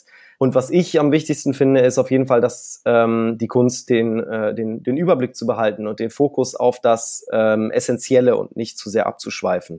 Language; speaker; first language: German; native; German